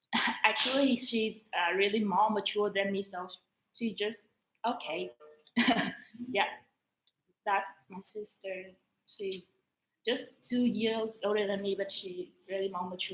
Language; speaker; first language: English; non-native, learner; Vietnamese